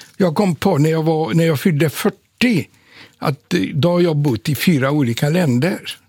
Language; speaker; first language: Swedish; non-native, fluent; Polish